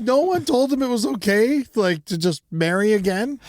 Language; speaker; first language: English; native; English